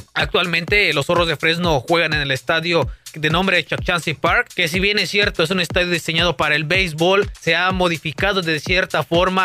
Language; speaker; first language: Spanish; native; Spanish